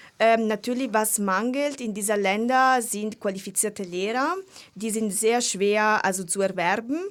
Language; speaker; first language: German; non-native, fluent; Italian